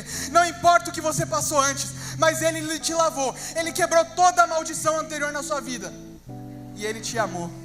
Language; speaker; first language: Portuguese; native; Portuguese